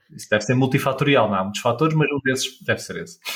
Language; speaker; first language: Portuguese; native; Portuguese